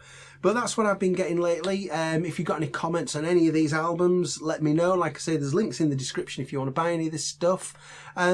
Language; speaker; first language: English; native; English